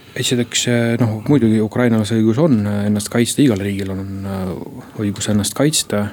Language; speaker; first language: Estonian; non-native, local second language; Russian